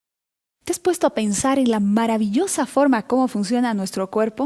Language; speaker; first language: Spanish; native; Spanish